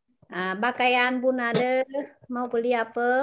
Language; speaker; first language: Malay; non-native, fluent; Vietnamese